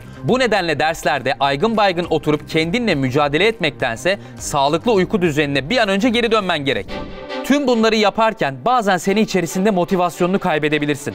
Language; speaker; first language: Turkish; native; Turkish